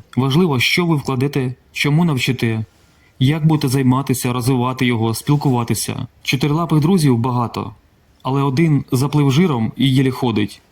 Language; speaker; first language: Ukrainian; non-native, local second language; Russian